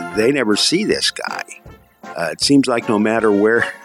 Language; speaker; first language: English; native; English